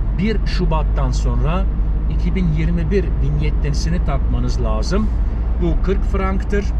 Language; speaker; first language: Turkish; early bilingual, heritage; Turkish